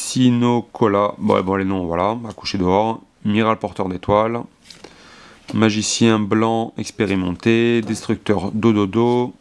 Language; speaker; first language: French; native; French